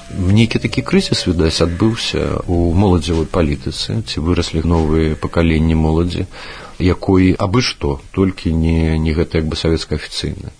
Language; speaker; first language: Belarusian; non-native, local second language; Russian